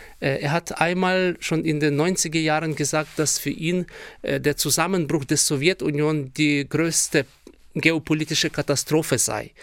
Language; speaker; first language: German; non-native, fluent; Ukrainian